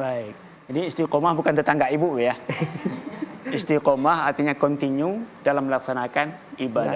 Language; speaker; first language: Indonesian; native; Indonesian